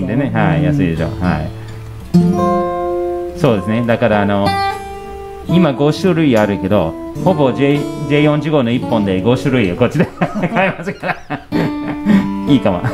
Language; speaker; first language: Japanese; non-native, fluent; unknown